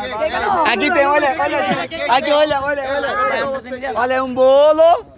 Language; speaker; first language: Portuguese; non-native, learner; Bangla